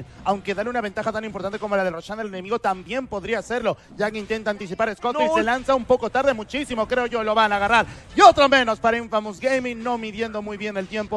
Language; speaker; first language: Spanish; native; Spanish